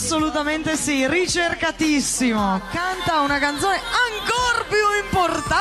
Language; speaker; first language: Italian; native; Italian